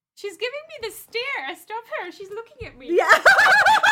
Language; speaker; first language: English; native; English